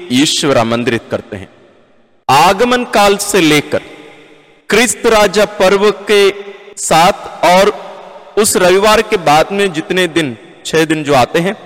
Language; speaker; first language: Hindi; non-native, local second language; Malayalam